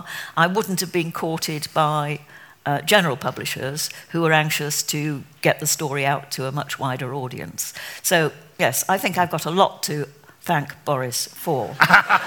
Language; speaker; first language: English; native; English